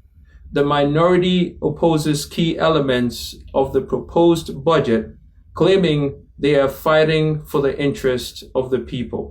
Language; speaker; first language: English; non-native, local second language; Akan